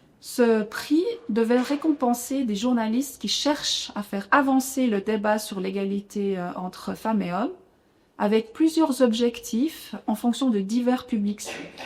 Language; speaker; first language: French; native; French